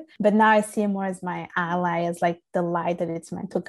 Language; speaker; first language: English; non-native, fluent; Italian